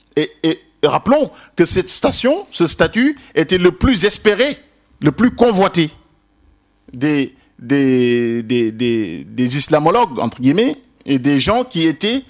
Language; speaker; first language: French; non-native, local second language; Wolof